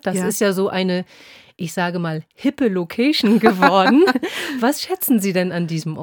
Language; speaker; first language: German; native; German